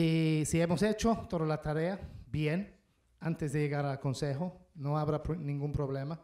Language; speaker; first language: Spanish; non-native, fluent; English